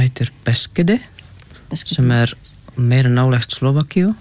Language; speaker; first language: Icelandic; non-native, learner; Czech